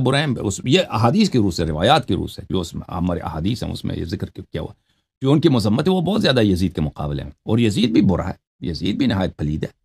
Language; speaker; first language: Urdu; non-native, local second language; Balti